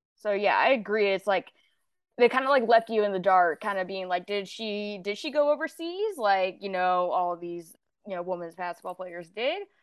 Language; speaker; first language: English; native; English